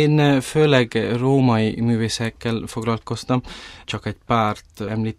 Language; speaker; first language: Hungarian; early bilingual, heritage; Italian